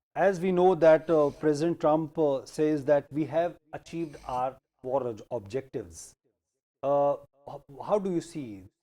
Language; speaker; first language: English; non-native, local second language; Hindi